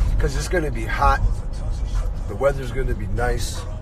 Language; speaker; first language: English; early bilingual, other home language; Korean